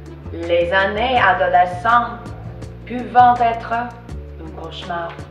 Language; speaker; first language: French; non-native, learner; English